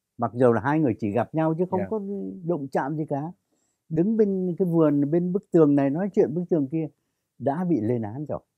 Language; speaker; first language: Vietnamese; native; Vietnamese